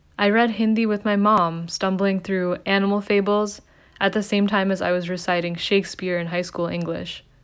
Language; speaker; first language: English; early bilingual, other home language; Hindi